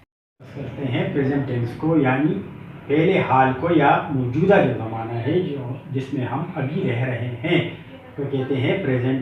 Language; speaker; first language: Urdu; native; Urdu